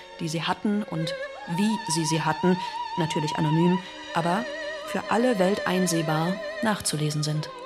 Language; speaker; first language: German; native; German